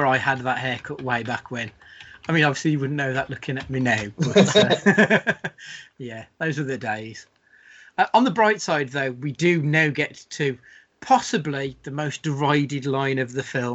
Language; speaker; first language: English; native; English